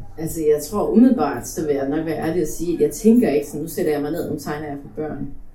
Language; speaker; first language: Danish; early bilingual, other home language; Polish